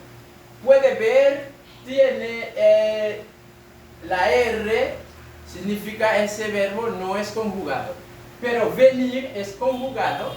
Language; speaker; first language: Spanish; non-native, fluent; French